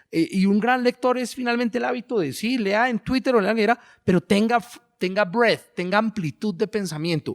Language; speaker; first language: Spanish; native; Spanish